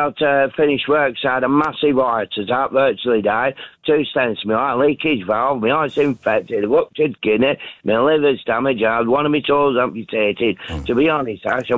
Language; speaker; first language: English; native; English